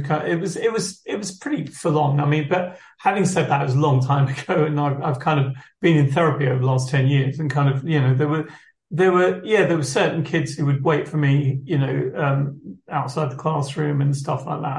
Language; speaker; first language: English; native; English